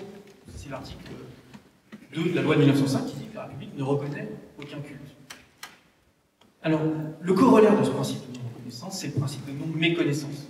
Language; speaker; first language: French; native; French